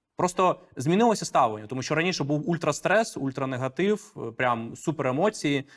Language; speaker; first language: Ukrainian; non-native, local second language; Russian